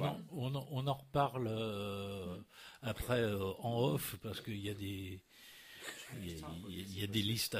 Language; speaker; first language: French; native; French